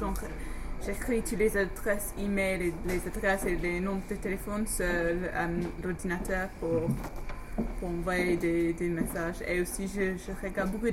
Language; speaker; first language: French; non-native, fluent; English